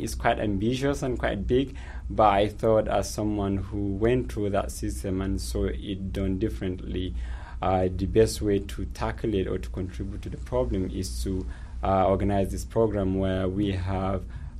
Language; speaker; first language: English; non-native, local second language; Hausa